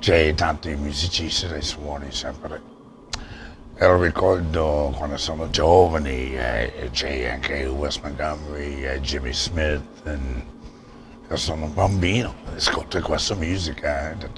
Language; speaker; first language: Italian; non-native, learner; English